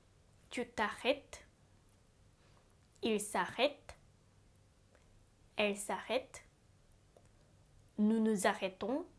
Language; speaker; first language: French; non-native, fluent; Japanese